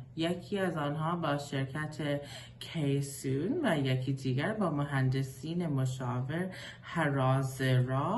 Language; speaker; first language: Persian; non-native, learner; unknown